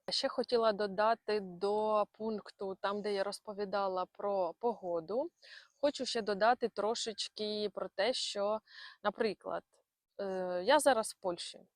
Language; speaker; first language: Ukrainian; non-native, local second language; Russian